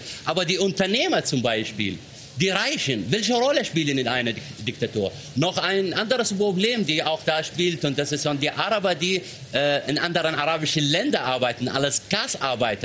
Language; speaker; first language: German; non-native, fluent; Arabic